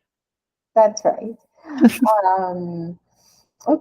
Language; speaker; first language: English; non-native, fluent; Portuguese